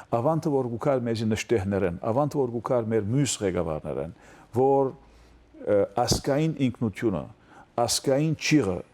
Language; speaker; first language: Armenian; early bilingual, heritage; Armenian